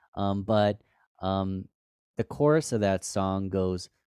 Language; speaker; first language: English; native; English